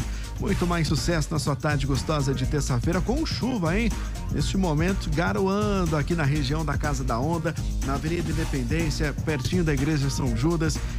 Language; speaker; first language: Portuguese; native; Portuguese